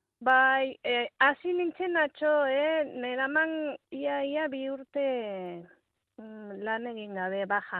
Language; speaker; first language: Basque; non-native, local second language; Spanish